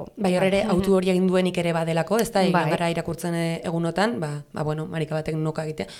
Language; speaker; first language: Basque; non-native, local second language; Spanish